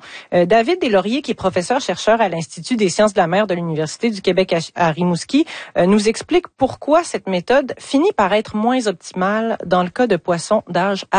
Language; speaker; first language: French; native; French